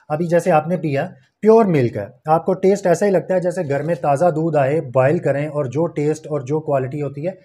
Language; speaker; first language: Urdu; non-native, local second language; Punjabi